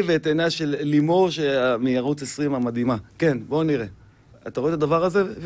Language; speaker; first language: Hebrew; native; Hebrew